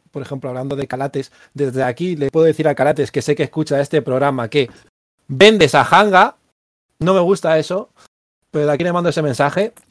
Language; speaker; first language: Spanish; native; Spanish